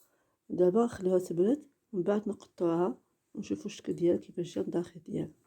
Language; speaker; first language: Arabic; native; Arabic